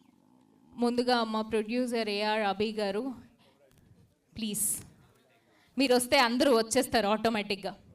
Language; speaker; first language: Telugu; native; Telugu